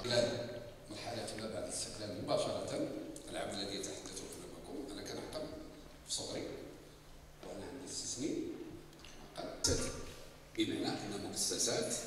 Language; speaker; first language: Arabic; native; Arabic